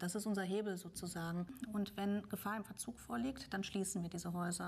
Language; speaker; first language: German; native; German